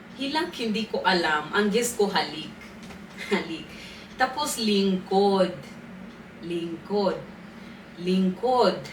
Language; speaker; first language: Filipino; non-native, fluent; Swahili